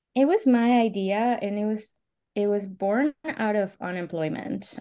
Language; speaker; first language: English; early bilingual, other home language; Spanish